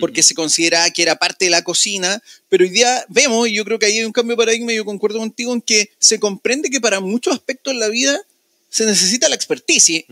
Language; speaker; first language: Spanish; native; Spanish